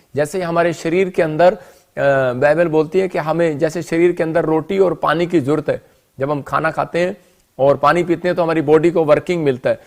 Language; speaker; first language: Hindi; non-native, local second language; Punjabi